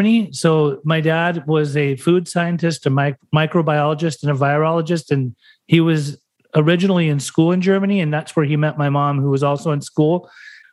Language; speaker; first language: English; early bilingual, other home language; German